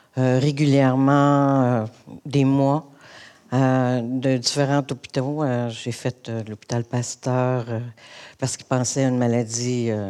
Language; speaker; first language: French; native; French